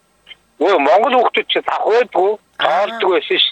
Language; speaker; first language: Mongolian; native; Mongolian